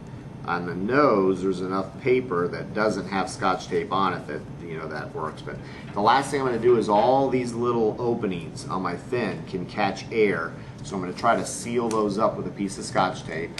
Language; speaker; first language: English; native; English